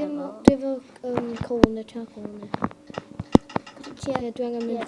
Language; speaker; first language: Welsh; non-native, local second language; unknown